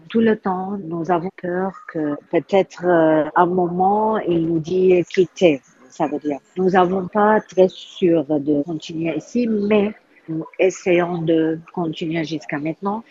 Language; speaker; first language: French; non-native, learner; Arabic